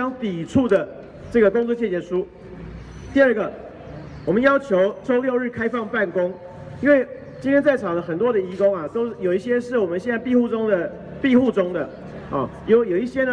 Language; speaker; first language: Chinese; native; Chinese